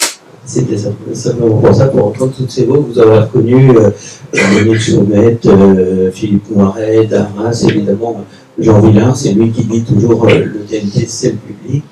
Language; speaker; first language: French; native; French